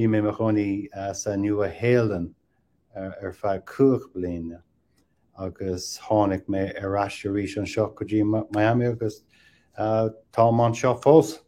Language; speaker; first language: Irish; non-native, local second language; English